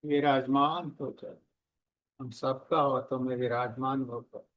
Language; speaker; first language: Hindi; non-native, local second language; Telugu